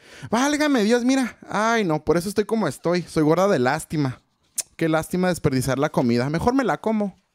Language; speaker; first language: Spanish; early bilingual, other home language; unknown